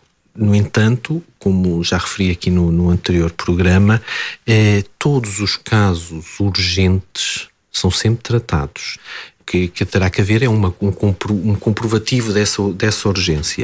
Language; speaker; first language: Portuguese; native; Portuguese